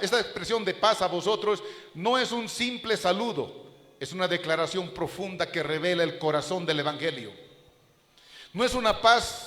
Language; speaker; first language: Spanish; native; Spanish